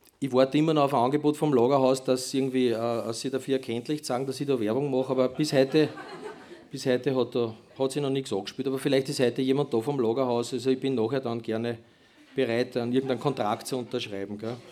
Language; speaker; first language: German; native; German